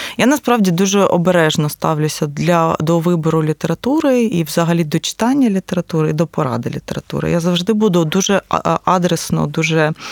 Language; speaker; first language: Ukrainian; native; Ukrainian